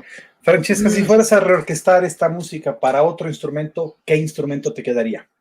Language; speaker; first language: Spanish; native; Spanish